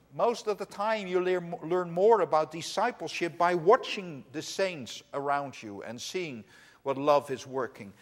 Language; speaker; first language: English; non-native, fluent; Dutch